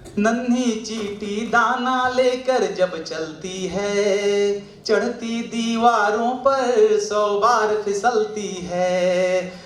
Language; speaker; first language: Hindi; non-native, local second language; Bhojpuri